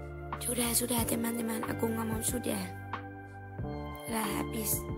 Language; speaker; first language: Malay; non-native, learner; Vietnamese